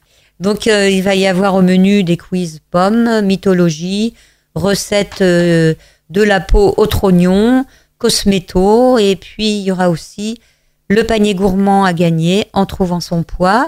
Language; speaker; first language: French; native; French